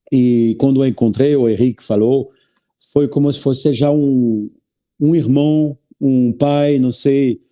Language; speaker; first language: Portuguese; non-native, learner; French